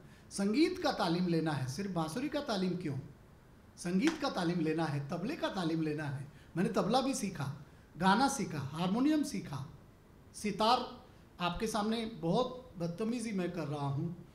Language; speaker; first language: Hindi; native; Hindi